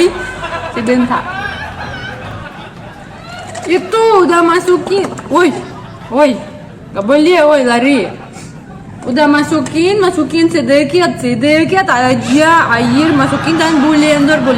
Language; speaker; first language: Indonesian; non-native, learner; Russian